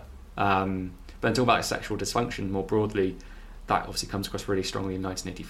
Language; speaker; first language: English; native; English